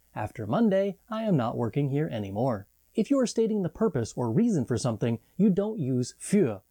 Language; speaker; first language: English; native; English